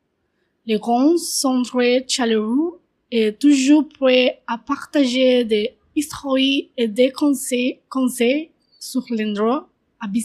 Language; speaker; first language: French; non-native, learner; Spanish